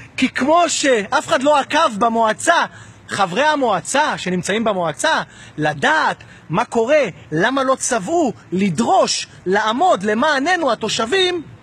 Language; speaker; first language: Hebrew; native; Hebrew